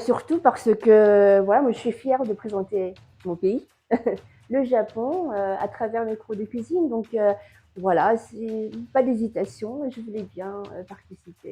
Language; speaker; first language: French; non-native, fluent; Japanese